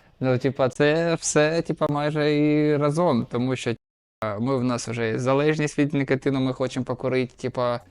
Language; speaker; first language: Ukrainian; non-native, local second language; Russian